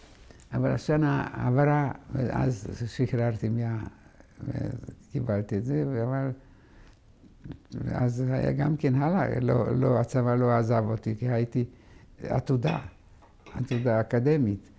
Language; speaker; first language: Hebrew; non-native, fluent; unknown